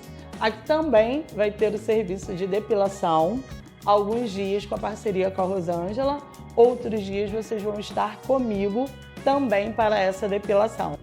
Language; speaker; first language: Portuguese; native; Portuguese